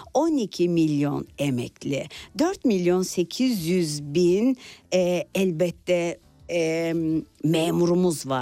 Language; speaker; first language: Turkish; native; Turkish